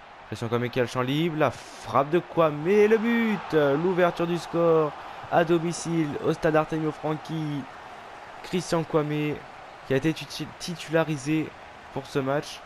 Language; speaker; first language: French; native; French